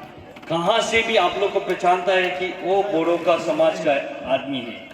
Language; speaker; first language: Hindi; non-native, fluent; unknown